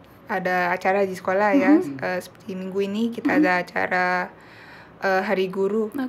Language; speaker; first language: Indonesian; non-native, local second language; Korean